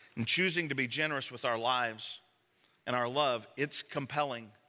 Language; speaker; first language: English; native; English